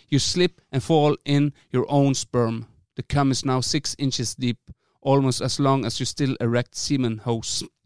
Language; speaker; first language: English; non-native, fluent; Norwegian